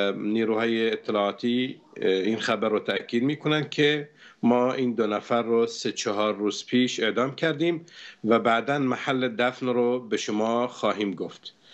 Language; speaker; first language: Persian; non-native, local second language; Arabic